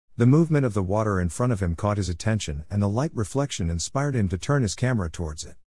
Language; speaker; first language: English; native; English